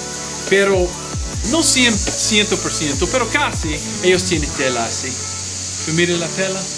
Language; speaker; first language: Spanish; non-native, learner; English